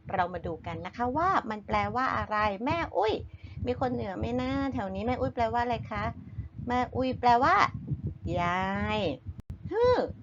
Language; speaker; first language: Thai; native; Thai